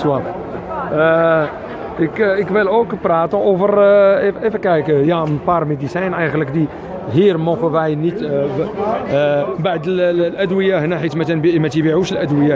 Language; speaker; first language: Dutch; non-native, fluent; Arabic